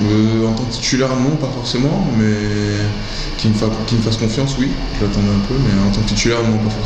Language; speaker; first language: French; native; French